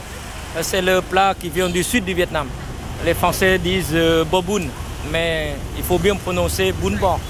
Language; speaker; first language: French; non-native, fluent; Vietnamese